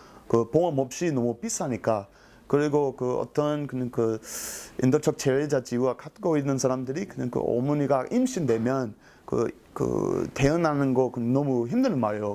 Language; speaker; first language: Korean; non-native, learner; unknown